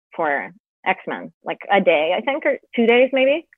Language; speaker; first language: English; native; English